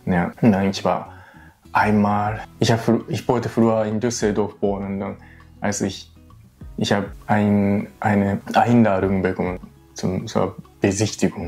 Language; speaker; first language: German; non-native, learner; Japanese